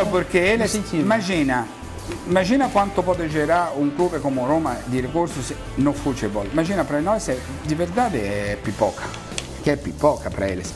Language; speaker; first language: Portuguese; non-native, fluent; Italian